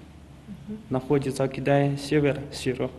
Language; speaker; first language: Russian; non-native, learner; Chinese